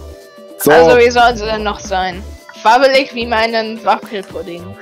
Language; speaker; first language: German; native; German